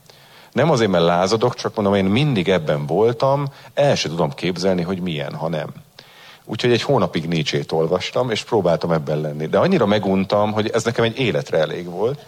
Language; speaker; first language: Hungarian; native; Hungarian